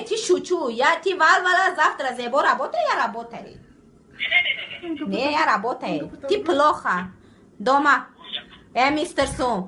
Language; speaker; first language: Russian; non-native, learner; Tajik